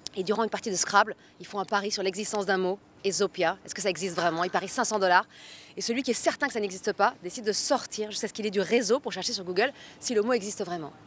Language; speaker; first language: French; native; French